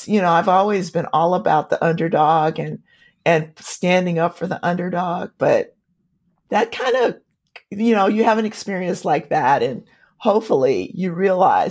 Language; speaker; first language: English; native; English